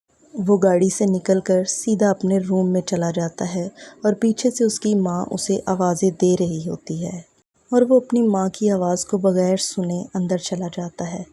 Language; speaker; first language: Urdu; native; Urdu